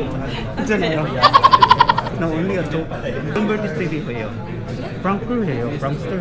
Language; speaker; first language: Korean; non-native, learner; Filipino